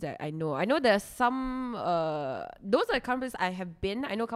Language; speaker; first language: English; non-native, local second language; Malay